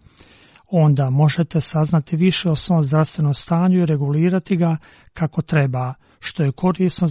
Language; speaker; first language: Croatian; non-native, fluent; Chinese